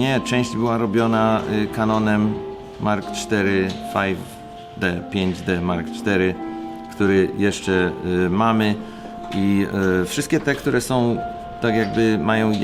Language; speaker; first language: Polish; native; Polish